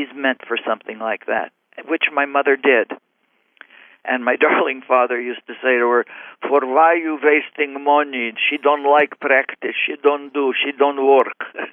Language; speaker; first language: English; native; English